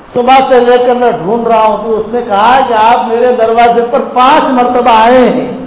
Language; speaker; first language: Urdu; non-native, local second language; Gujarati